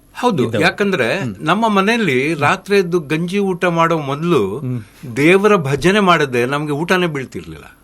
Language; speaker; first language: Kannada; non-native, local second language; Konkani